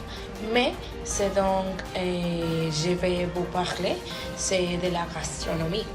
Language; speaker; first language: French; non-native, learner; Spanish